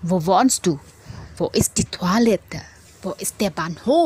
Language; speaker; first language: German; non-native, fluent; Indonesian